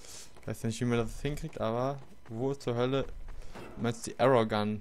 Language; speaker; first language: German; native; German